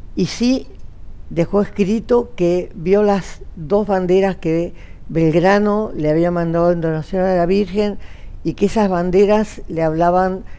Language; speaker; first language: Spanish; native; Spanish